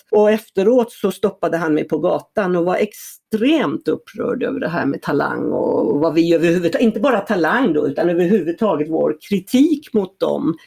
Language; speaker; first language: Swedish; native; Swedish